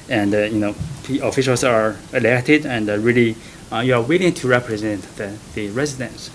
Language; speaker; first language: English; non-native, fluent; Chinese